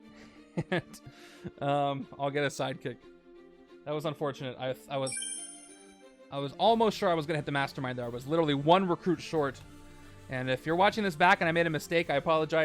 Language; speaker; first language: English; native; English